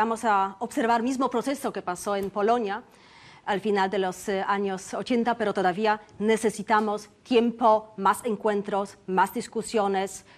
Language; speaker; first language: Spanish; non-native, fluent; Polish